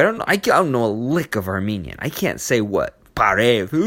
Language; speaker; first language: English; native; English